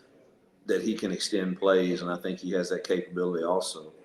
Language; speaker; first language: English; native; English